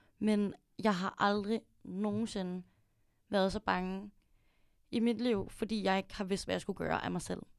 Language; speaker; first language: Danish; early bilingual, other home language; Filipino